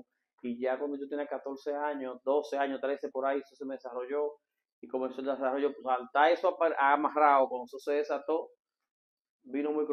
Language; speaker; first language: Spanish; native; Spanish